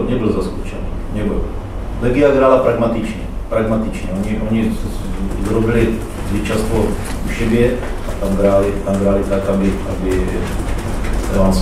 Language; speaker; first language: Polish; non-native, learner; Czech